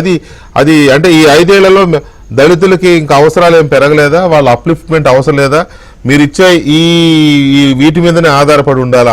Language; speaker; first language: Telugu; native; Telugu